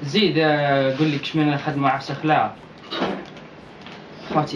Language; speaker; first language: Arabic; native; Arabic